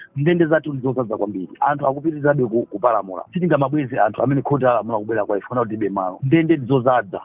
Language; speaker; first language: Nyanja; native; Nyanja